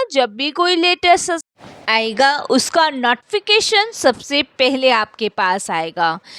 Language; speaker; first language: Hindi; native; Hindi